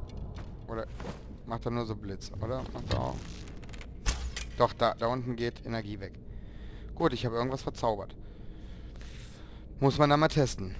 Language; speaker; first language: German; native; German